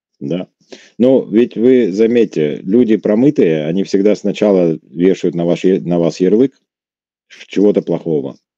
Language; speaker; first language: Russian; native; Russian